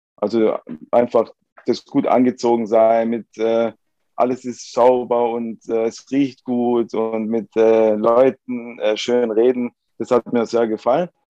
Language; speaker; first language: German; early bilingual, other home language; Italian